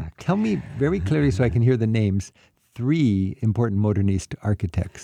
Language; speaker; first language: English; native; English